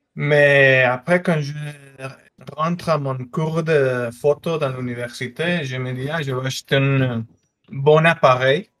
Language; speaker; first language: French; non-native, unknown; Spanish